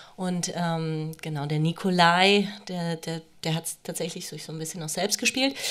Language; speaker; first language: German; early bilingual, other home language; Romanian